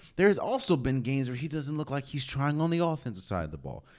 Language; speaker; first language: English; native; English